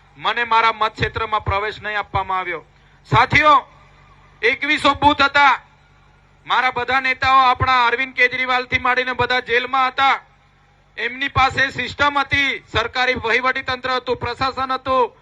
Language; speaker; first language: Gujarati; non-native, local second language; Vasavi